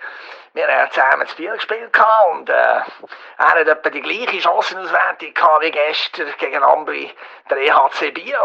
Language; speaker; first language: German; native; German